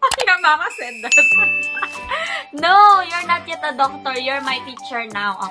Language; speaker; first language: English; non-native, local second language; Filipino